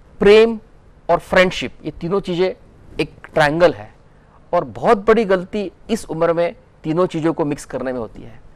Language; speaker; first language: Hindi; non-native, local second language; Marathi